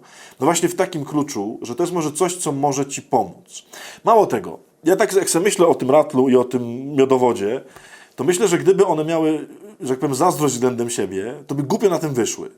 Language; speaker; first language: Polish; native; Polish